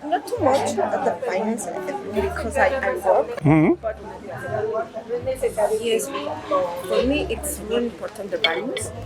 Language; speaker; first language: English; non-native, learner; Spanish